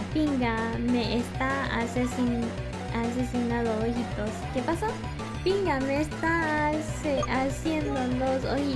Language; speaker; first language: Spanish; early bilingual, heritage; English